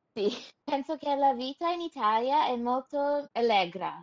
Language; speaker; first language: Italian; non-native, learner; English